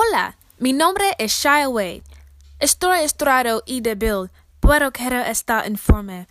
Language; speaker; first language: Spanish; non-native, learner; English